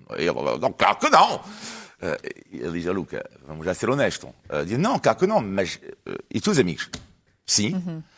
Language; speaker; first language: Portuguese; non-native, fluent; French